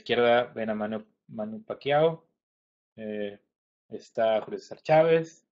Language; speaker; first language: Spanish; native; Spanish